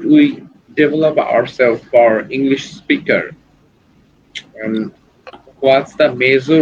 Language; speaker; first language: English; non-native, learner; Bangla